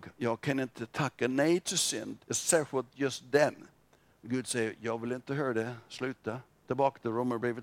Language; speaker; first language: Swedish; non-native, fluent; English